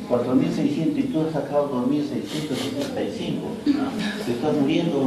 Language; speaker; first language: Spanish; native; Spanish